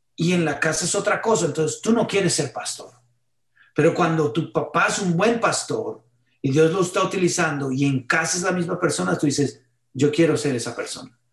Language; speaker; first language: Spanish; early bilingual, heritage; Spanish